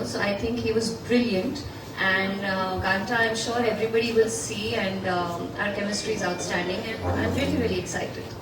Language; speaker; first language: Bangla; non-native, learner; Hindi